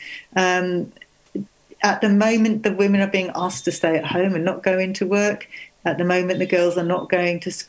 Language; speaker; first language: English; native; English